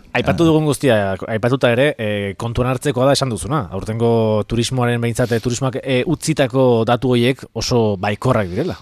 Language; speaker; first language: Basque; native; Basque